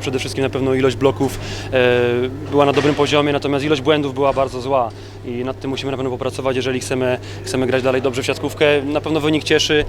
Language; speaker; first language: Polish; native; Polish